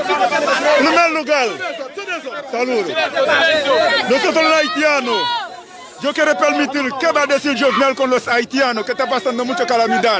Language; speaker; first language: Spanish; non-native, learner; Haitian Creole